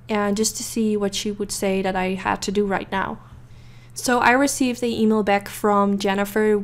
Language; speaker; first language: English; non-native, fluent; Dutch